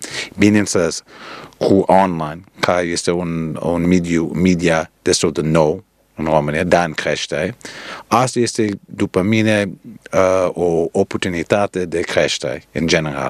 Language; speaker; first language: Romanian; early bilingual, heritage; Romanian